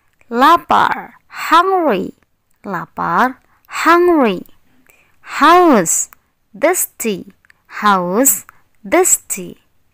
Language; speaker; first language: English; non-native, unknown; Indonesian